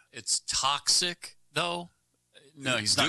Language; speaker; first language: English; native; English